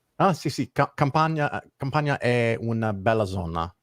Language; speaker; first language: Italian; non-native, learner; English